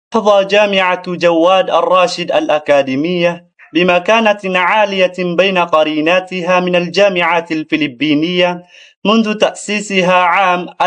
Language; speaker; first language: Arabic; non-native, fluent; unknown